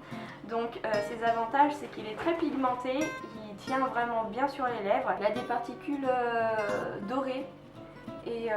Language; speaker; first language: French; native; French